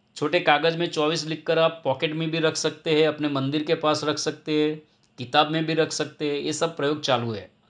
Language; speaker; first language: Hindi; non-native, local second language; Gujarati